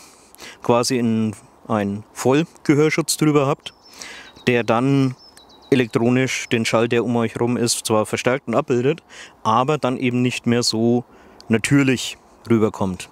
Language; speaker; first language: German; native; German